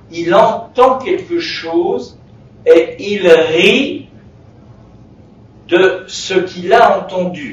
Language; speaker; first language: French; native; French